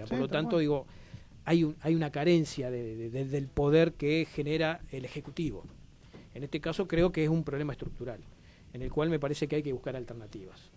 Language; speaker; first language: Spanish; native; Spanish